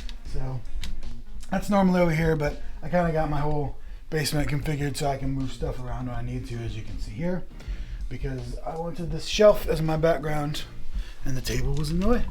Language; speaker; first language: English; native; English